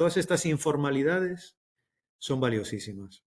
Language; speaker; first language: Spanish; native; Spanish